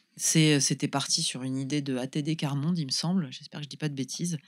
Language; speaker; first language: French; native; French